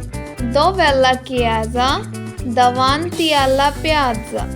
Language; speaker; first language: Italian; non-native, learner; Hindi